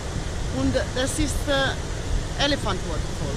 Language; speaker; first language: German; non-native, learner; Spanish